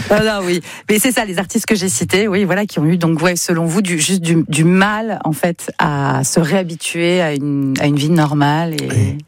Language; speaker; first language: French; native; French